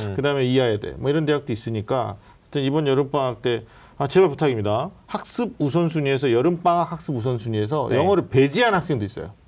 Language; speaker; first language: Korean; native; Korean